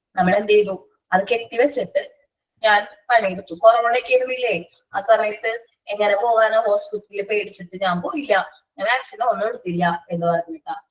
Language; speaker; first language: Malayalam; native; Malayalam